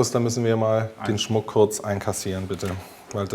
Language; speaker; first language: German; native; German